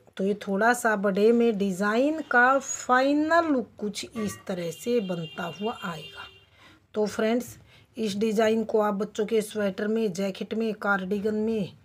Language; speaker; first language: Hindi; native; Hindi